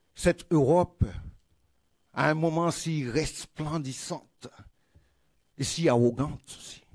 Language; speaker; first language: French; native; French